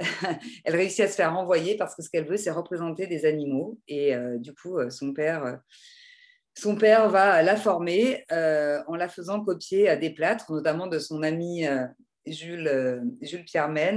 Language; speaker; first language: French; native; French